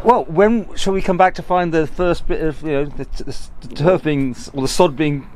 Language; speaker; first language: English; native; English